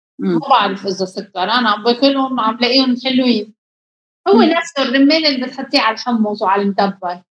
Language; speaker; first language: Arabic; native; Arabic